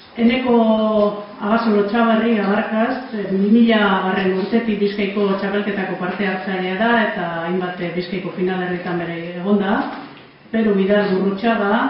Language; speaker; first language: Basque; native; Basque